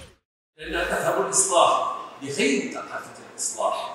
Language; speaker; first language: Arabic; native; Arabic